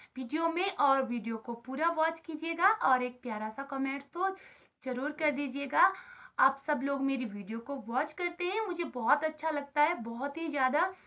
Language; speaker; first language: Hindi; native; Hindi